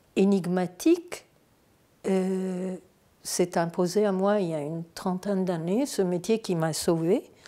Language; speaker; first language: French; non-native, fluent; Turkish